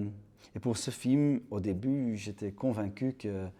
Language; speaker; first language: French; non-native, local second language; Dutch